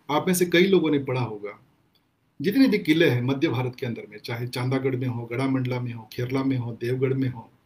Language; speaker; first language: Hindi; non-native, local second language; Gondi